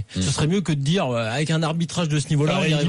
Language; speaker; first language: French; native; French